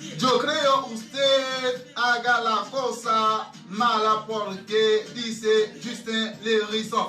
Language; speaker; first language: Spanish; non-native, learner; Haitian Creole